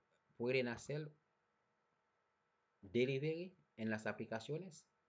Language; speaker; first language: Spanish; non-native, fluent; Haitian Creole